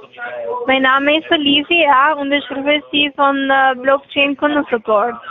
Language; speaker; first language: German; non-native, learner; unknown